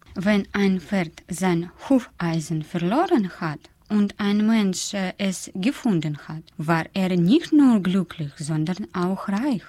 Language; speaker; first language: German; non-native, fluent; Russian